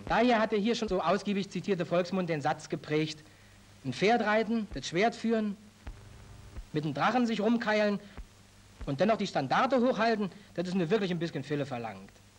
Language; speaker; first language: German; native; German